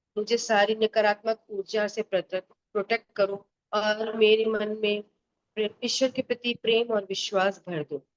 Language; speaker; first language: Hindi; native; Hindi